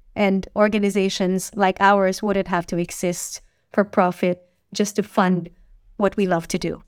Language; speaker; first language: English; non-native, local second language; Filipino